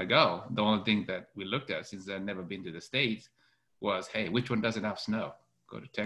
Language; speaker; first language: English; non-native, local second language; Kalenjin